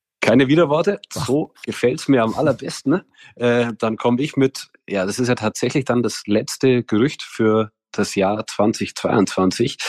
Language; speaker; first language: German; native; German